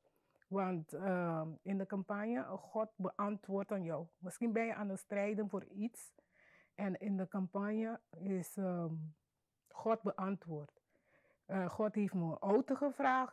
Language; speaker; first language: Dutch; non-native, local second language; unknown